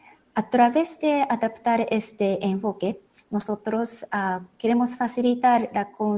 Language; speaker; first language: Spanish; non-native, fluent; Japanese